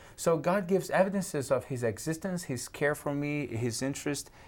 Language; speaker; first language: English; non-native, fluent; Portuguese